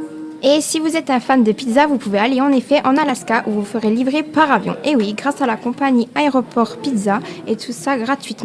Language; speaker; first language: French; native; French